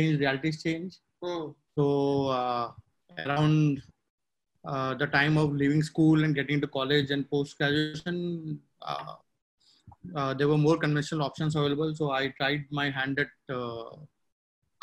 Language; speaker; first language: English; non-native, local second language; Telugu